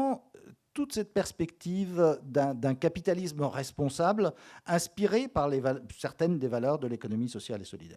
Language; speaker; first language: French; native; French